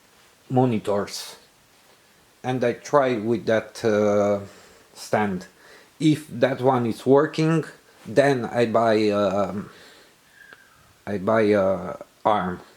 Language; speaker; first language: English; non-native, learner; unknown